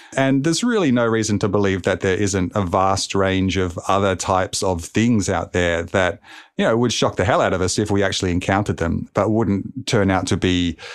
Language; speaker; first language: English; native; English